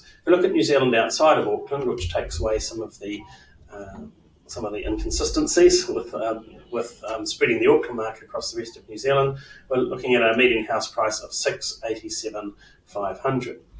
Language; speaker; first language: English; native; English